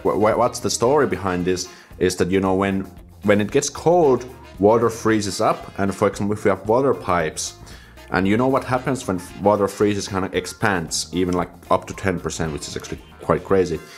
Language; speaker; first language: English; non-native, fluent; Finnish